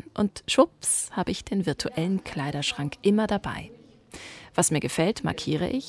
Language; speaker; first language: German; native; German